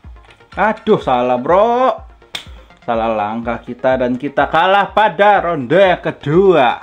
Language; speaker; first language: Indonesian; native; Indonesian